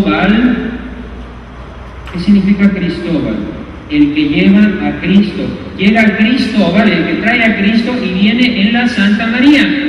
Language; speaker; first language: Spanish; native; Spanish